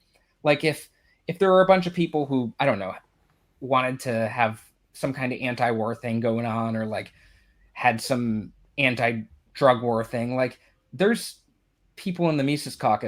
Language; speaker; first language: English; native; English